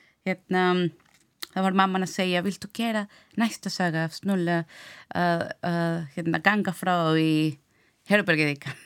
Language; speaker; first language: Icelandic; non-native, learner; Spanish